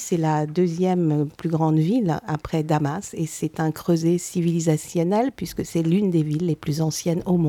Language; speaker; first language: French; native; French